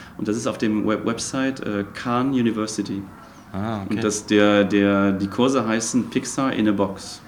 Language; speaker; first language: German; non-native, local second language; Luxembourgish